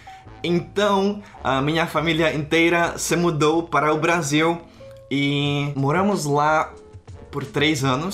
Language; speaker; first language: Portuguese; non-native, fluent; Czech